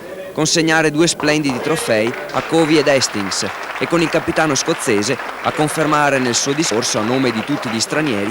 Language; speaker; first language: Italian; native; Italian